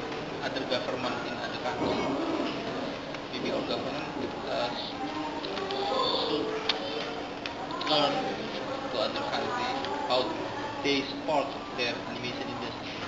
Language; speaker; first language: English; non-native, learner; Indonesian